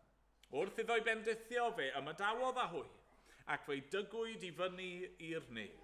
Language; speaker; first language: Welsh; native; Welsh